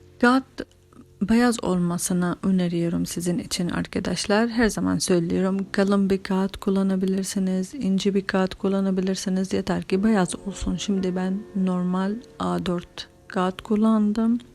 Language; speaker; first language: Turkish; non-native, fluent; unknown